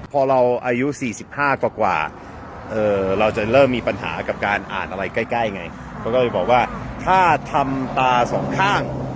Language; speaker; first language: Thai; non-native, fluent; English